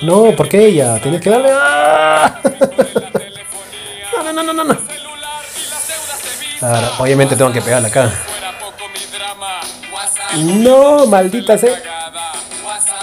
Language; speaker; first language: Spanish; native; Spanish